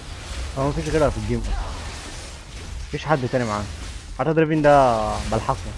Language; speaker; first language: Arabic; native; Arabic